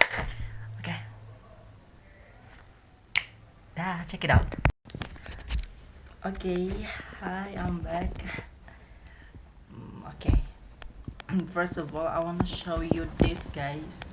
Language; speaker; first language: English; non-native, learner; Indonesian